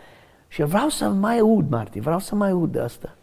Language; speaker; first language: Romanian; non-native, fluent; English